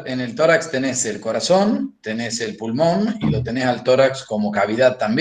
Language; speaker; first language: Spanish; native; Spanish